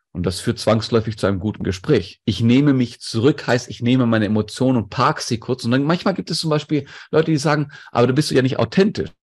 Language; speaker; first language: German; non-native, local second language; Greek